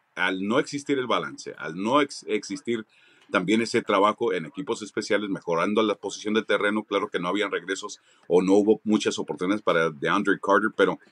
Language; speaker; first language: Spanish; early bilingual, heritage; Spanish